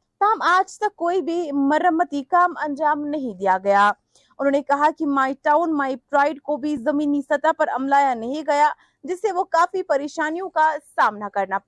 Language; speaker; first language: Urdu; non-native, local second language; Kashmiri